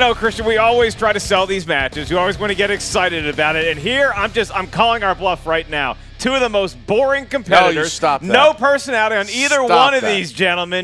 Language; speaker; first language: English; native; English